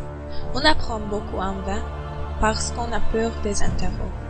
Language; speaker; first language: French; non-native, learner; Hungarian